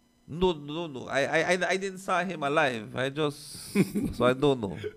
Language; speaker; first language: English; native; English